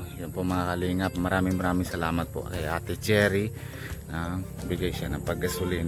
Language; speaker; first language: Filipino; non-native, local second language; Bikol